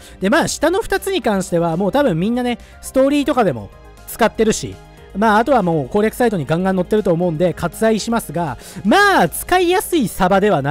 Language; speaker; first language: Japanese; native; Japanese